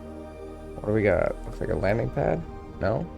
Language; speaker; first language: English; native; English